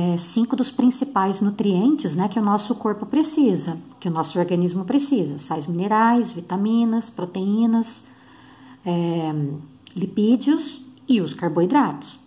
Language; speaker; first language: Portuguese; native; Portuguese